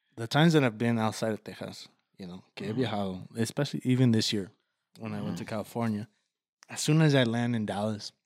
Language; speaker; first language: English; early bilingual, other home language; Spanish